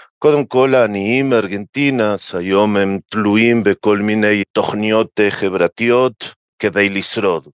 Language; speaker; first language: Hebrew; non-native, fluent; Spanish